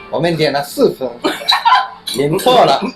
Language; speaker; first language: Chinese; non-native, fluent; Japanese